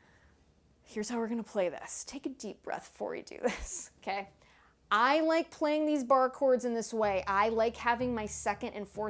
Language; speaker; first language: English; native; English